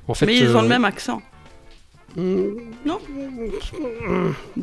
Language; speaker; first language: French; native; French